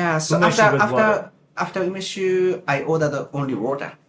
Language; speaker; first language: English; non-native, learner; Japanese